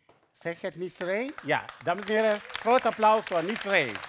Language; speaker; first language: Dutch; non-native, fluent; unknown